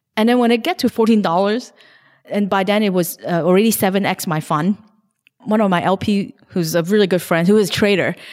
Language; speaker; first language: English; non-native, local second language; Cantonese